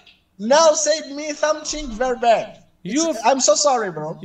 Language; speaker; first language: English; non-native, learner; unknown